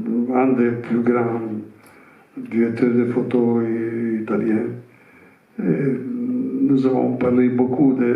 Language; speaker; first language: French; non-native, fluent; Italian